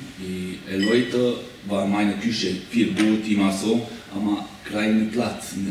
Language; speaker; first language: German; non-native, learner; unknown